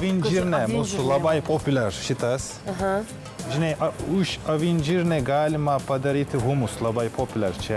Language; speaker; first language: Lithuanian; non-native, learner; Turkish